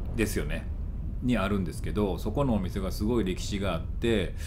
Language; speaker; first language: Japanese; native; Japanese